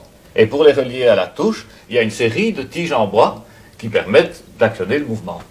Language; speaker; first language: French; native; French